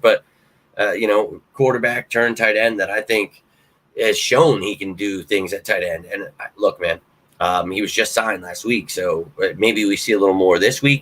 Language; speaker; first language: English; native; English